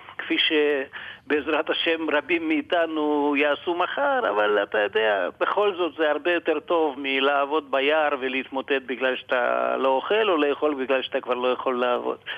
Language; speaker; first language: Hebrew; non-native, fluent; Russian